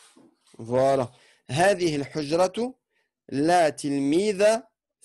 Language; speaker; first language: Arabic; non-native, fluent; French